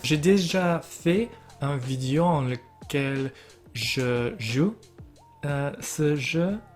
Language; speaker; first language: French; non-native, learner; English